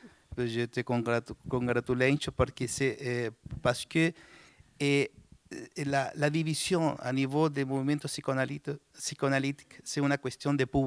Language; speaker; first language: French; non-native, learner; Spanish